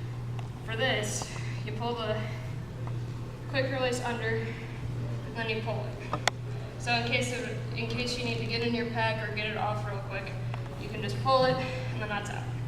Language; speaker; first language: English; native; English